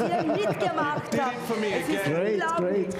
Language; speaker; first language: German; non-native, learner; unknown